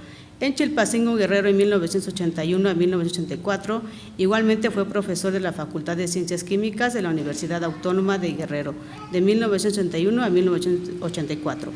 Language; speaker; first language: Spanish; non-native, local second language; Mixtepec Mixtec